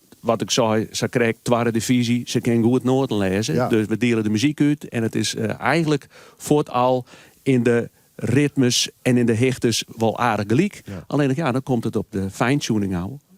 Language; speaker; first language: Dutch; non-native, local second language; Western Frisian